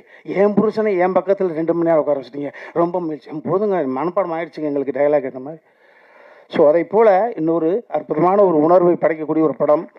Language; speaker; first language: Tamil; native; Tamil